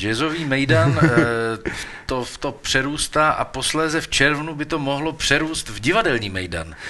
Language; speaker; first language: Czech; native; Czech